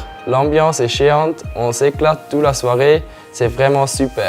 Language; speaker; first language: French; non-native, local second language; German